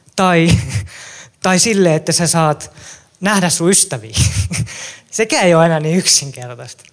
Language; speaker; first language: Finnish; native; Finnish